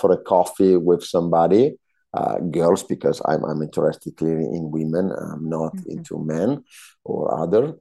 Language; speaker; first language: English; non-native, fluent; Italian